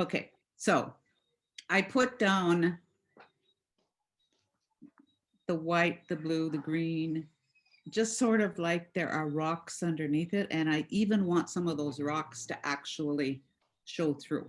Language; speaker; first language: English; native; English